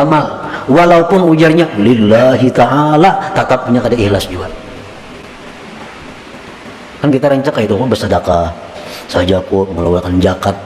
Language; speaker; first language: Indonesian; non-native, local second language; Banjar